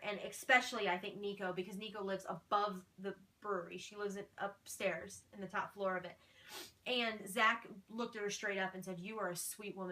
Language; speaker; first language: English; native; English